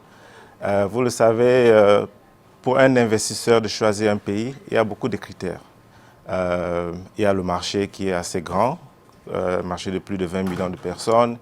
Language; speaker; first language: French; native; French